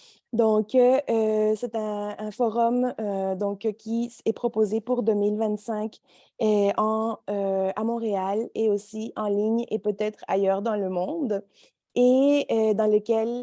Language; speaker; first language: French; native; French